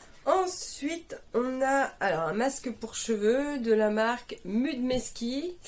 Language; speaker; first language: French; native; French